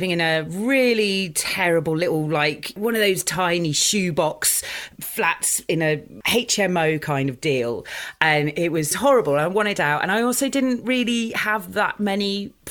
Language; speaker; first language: English; native; English